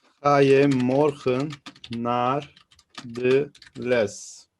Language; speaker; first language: Dutch; non-native, learner; Turkish